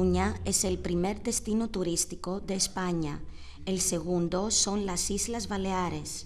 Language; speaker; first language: Spanish; non-native, learner; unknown